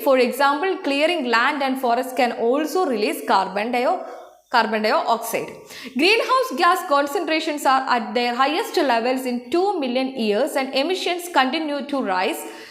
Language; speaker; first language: English; non-native, local second language; Malayalam